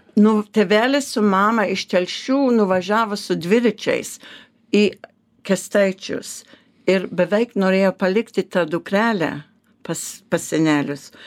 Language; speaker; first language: Lithuanian; early bilingual, heritage; Lithuanian